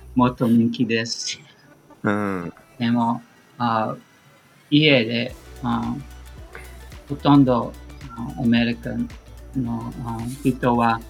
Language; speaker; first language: Japanese; non-native, learner; English